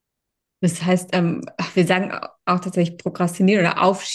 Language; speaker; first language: German; native; German